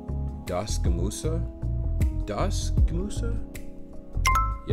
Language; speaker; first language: German; non-native, learner; English